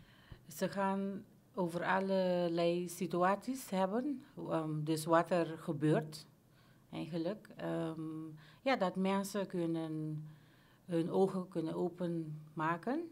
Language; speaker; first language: Dutch; non-native, local second language; Papiamento